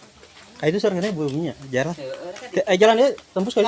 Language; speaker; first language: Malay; non-native, local second language; Sundanese